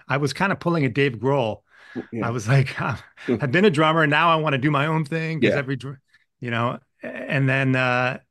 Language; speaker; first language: English; native; English